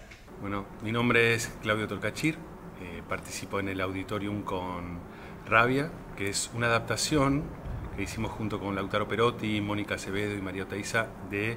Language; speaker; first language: Spanish; native; Spanish